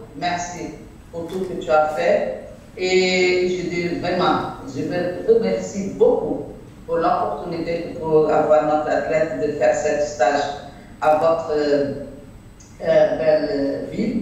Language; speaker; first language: French; non-native, learner; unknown